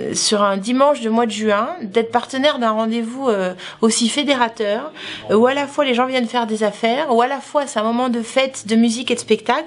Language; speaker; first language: French; native; French